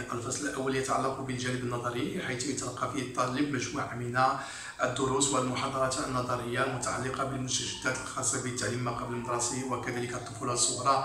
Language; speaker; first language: Arabic; native; Arabic